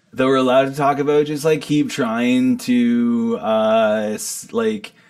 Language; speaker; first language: English; native; English